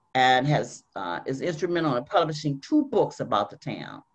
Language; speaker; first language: English; native; English